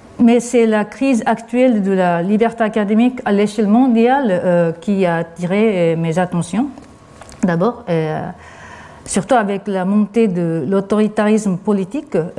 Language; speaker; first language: French; non-native, fluent; Japanese